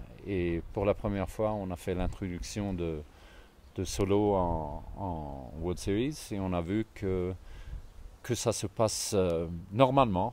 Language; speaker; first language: French; non-native, fluent; Swedish